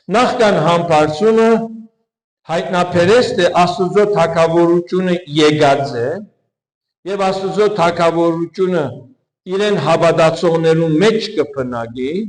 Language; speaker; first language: Armenian; early bilingual, heritage; Armenian